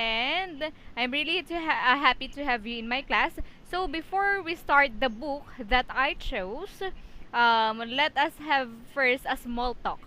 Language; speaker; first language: English; non-native, fluent; Filipino